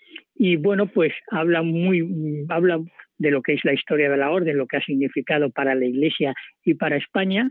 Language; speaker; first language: Spanish; native; Spanish